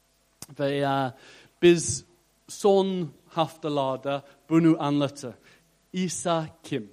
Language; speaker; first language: Turkish; non-native, fluent; English